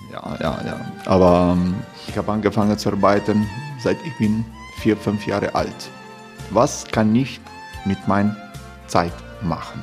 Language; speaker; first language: German; non-native, learner; Croatian